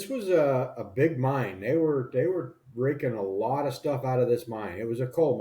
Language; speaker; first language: English; native; English